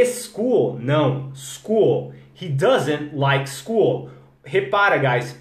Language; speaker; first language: English; non-native, fluent; Portuguese